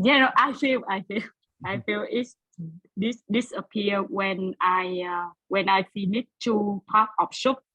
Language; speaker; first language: English; non-native, learner; Vietnamese